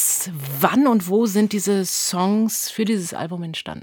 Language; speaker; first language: German; native; German